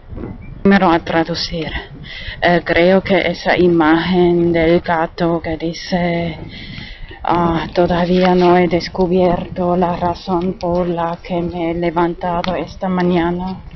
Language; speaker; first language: Spanish; non-native, fluent; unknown